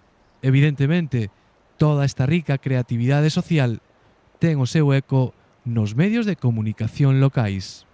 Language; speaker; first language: Galician; native; Galician